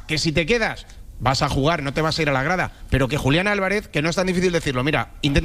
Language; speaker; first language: Spanish; native; Spanish